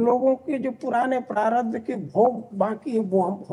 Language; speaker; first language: Hindi; native; Hindi